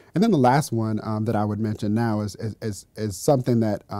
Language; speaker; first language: English; native; English